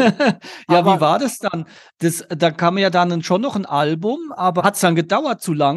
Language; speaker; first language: German; native; German